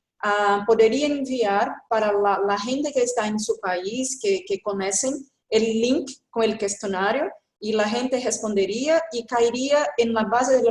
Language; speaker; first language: Spanish; non-native, fluent; Portuguese